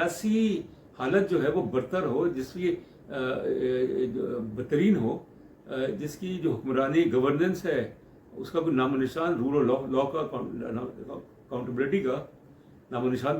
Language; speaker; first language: Urdu; native; Urdu